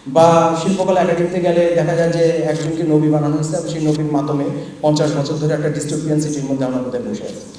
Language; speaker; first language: Bangla; native; Bangla